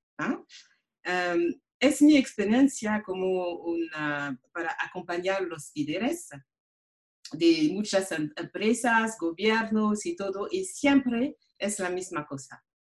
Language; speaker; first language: Spanish; non-native, learner; French